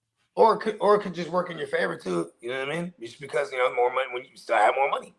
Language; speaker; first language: English; native; English